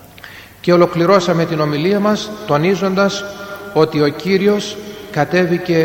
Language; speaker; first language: Greek; native; Greek